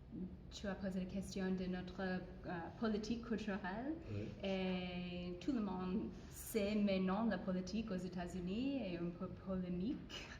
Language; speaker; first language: French; non-native, fluent; English